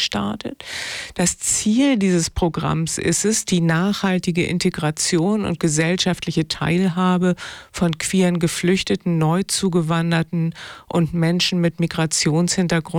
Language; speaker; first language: German; native; German